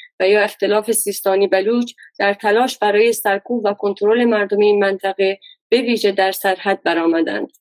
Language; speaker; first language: Persian; non-native, local second language; Baluchi